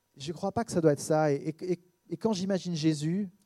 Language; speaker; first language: French; native; French